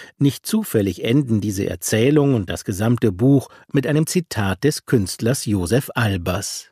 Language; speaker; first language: German; native; German